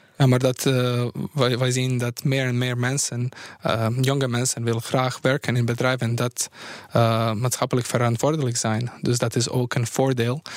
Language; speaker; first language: Dutch; non-native, fluent; Bosnian